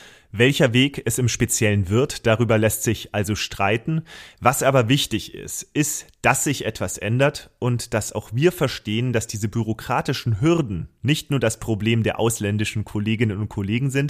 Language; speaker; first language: German; native; German